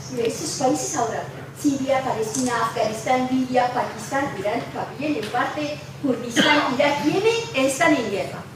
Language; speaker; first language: Spanish; non-native, fluent; Persian